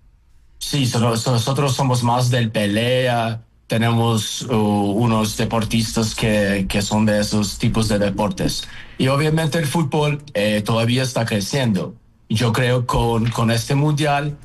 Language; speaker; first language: Spanish; non-native, fluent; Uzbek